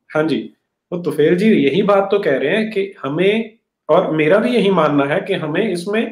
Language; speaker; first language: Hindi; native; Hindi